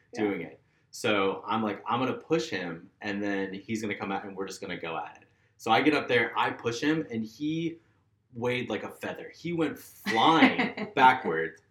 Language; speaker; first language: English; native; English